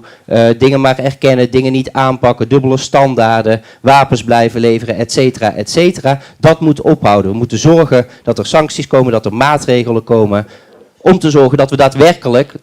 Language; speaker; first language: Dutch; native; Dutch